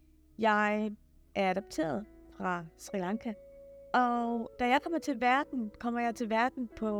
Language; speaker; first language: Danish; native; Danish